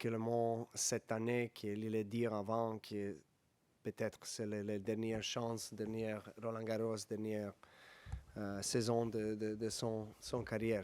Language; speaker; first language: French; non-native, learner; Serbian